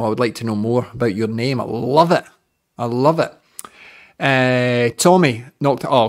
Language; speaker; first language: English; native; English